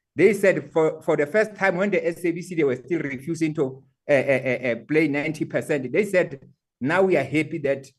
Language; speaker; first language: English; non-native, local second language; Southern Sotho